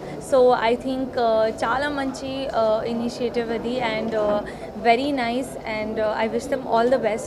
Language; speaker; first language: Telugu; non-native, learner; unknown